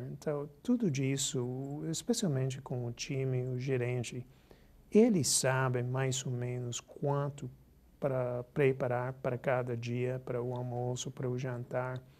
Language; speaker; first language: Portuguese; non-native, fluent; English